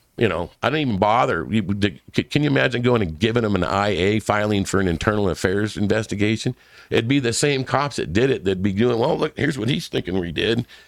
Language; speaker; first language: English; native; English